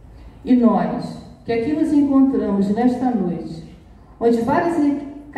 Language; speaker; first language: Portuguese; native; Portuguese